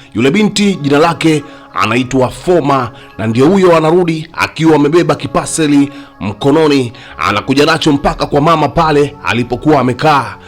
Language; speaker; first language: Swahili; native; Swahili